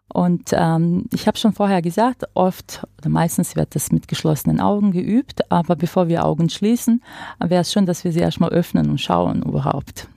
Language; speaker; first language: German; non-native, fluent; Croatian